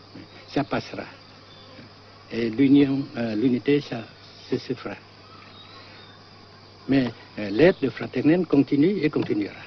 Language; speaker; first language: French; non-native, local second language; Vietnamese